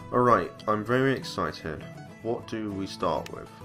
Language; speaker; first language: English; native; English